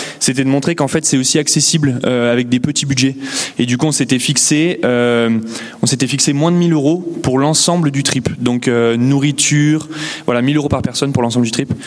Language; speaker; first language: French; native; French